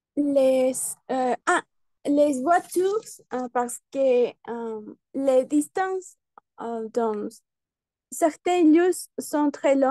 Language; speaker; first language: French; non-native, learner; Spanish